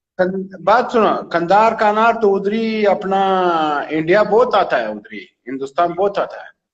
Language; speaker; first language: Hindi; non-native, fluent; Pashto